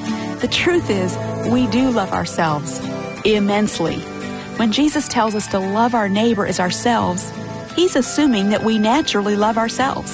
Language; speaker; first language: English; native; English